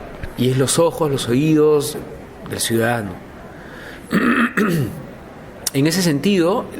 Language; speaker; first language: Spanish; native; Spanish